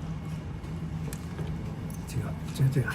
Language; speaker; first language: Japanese; native; Japanese